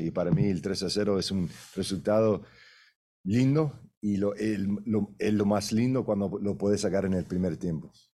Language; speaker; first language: Spanish; native; Spanish